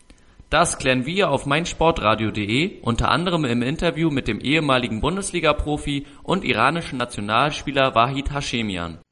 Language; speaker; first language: German; native; German